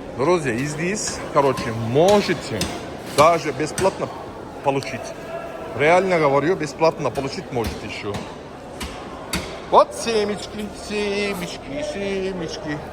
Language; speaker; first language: Russian; non-native, learner; Turkish